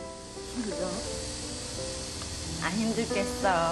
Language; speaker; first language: Korean; non-native, learner; Burmese